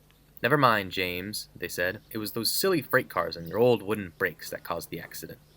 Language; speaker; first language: English; native; English